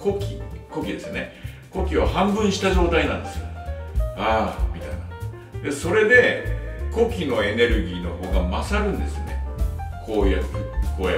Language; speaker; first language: Japanese; native; Japanese